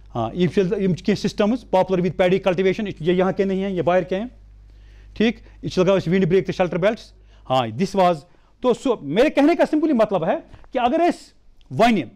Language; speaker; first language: Hindi; non-native, local second language; Kashmiri